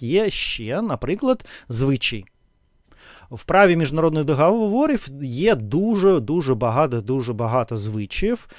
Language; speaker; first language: Ukrainian; non-native, learner; Russian